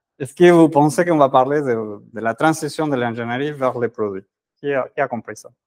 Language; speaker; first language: French; non-native, fluent; Spanish